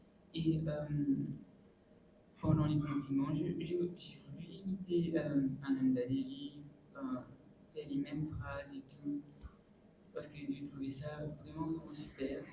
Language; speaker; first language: French; non-native, local second language; Morisyen